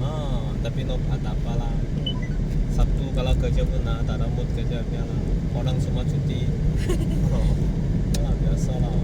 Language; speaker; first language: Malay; non-native, local second language; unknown